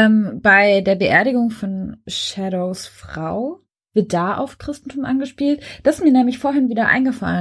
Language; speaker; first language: German; native; German